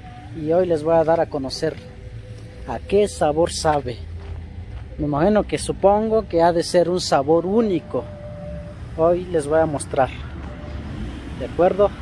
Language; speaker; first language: Spanish; native; Spanish